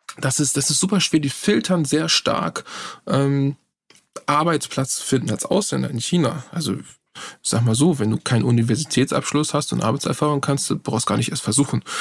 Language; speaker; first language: German; native; German